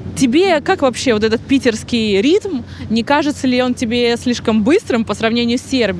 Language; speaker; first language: Russian; native; Russian